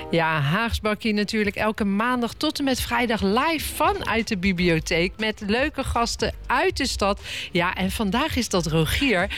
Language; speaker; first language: Dutch; native; Dutch